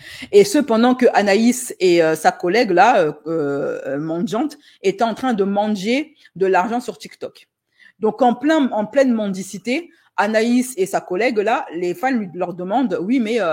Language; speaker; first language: French; native; French